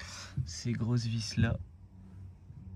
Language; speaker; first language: French; native; French